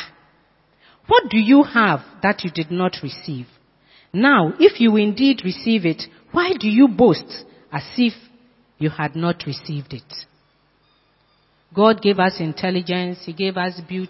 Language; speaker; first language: English; non-native, local second language; Akan